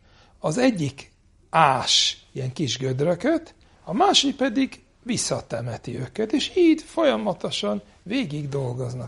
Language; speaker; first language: Hungarian; non-native, fluent; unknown